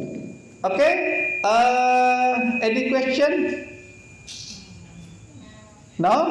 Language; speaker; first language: English; non-native, learner; Indonesian